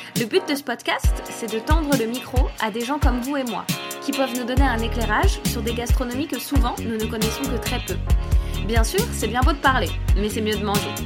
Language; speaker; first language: French; native; French